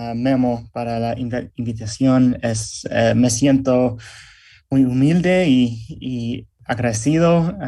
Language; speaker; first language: Spanish; early bilingual, other home language; English